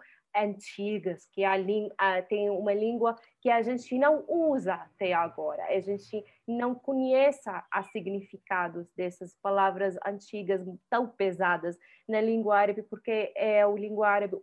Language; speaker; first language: Portuguese; non-native, fluent; Arabic